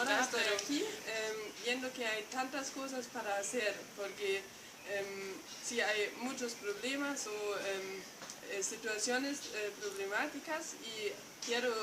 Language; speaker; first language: Spanish; non-native, fluent; German